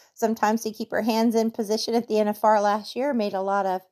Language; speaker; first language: English; native; English